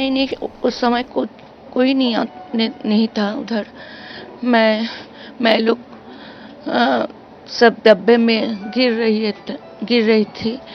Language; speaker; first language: Hindi; non-native, local second language; Bangla